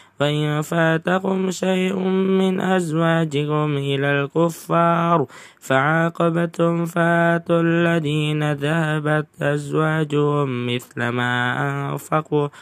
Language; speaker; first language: Arabic; non-native, learner; Indonesian